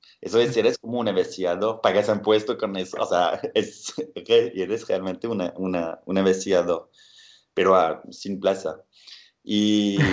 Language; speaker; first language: Spanish; non-native, fluent; French